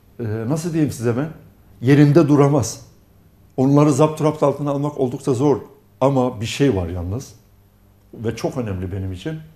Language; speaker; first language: Turkish; non-native, local second language; Arabic